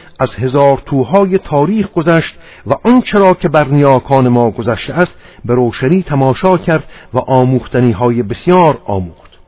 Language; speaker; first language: Persian; non-native, local second language; Armenian